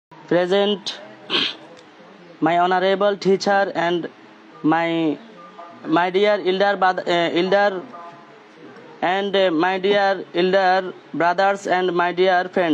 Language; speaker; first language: English; non-native, learner; Bangla